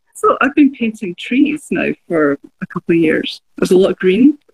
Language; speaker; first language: English; native; English